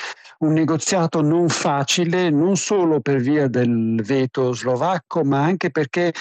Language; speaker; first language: Italian; native; Italian